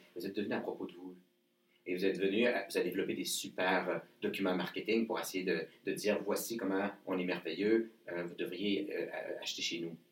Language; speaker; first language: French; native; French